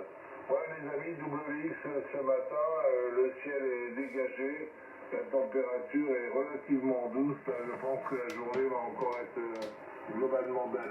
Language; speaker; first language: French; native; French